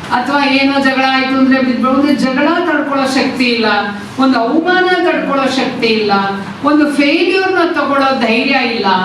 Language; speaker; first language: Kannada; non-native, local second language; Tamil